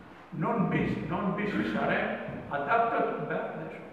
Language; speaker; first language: Basque; non-native, learner; Spanish